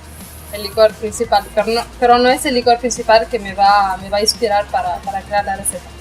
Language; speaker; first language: Spanish; non-native, fluent; Italian